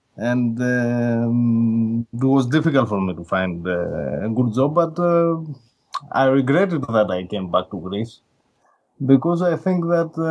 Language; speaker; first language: English; non-native, fluent; Greek